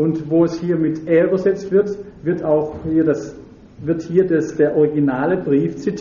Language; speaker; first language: German; native; German